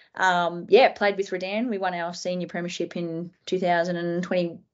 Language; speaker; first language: English; native; English